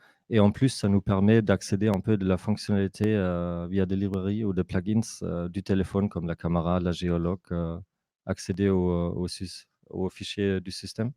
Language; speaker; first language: French; non-native, fluent; German